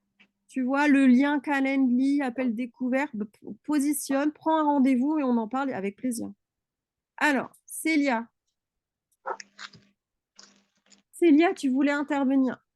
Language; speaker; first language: French; native; French